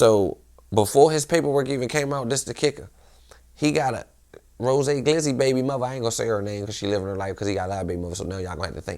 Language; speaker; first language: English; native; English